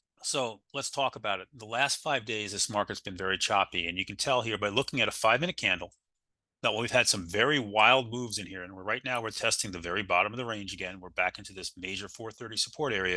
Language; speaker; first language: English; native; English